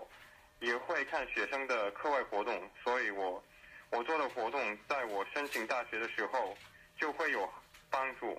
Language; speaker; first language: Chinese; early bilingual, heritage; Chinese